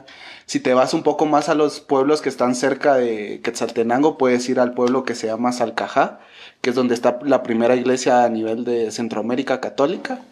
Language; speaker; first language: Spanish; native; Spanish